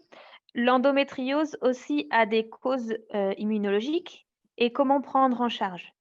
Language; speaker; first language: French; native; French